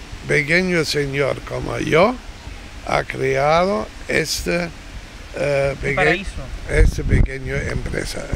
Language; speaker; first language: Spanish; non-native, fluent; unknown